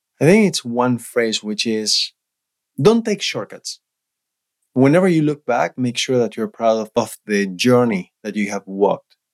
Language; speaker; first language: English; non-native, fluent; Spanish